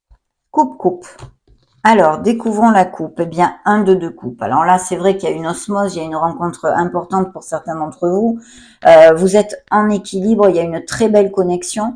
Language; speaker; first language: French; native; French